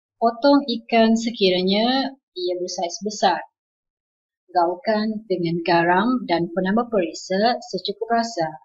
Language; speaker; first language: Malay; non-native, local second language; Iban